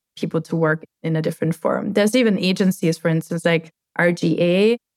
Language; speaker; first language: English; non-native, fluent; German